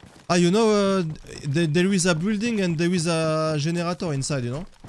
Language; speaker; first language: English; non-native, learner; French